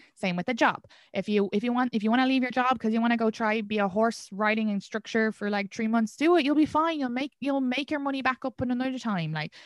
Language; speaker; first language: English; native; English